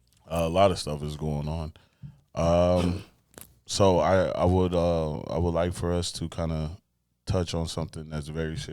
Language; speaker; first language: English; native; English